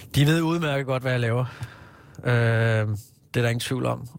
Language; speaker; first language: Danish; native; Danish